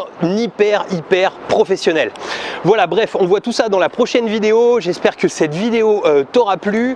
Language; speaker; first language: French; native; French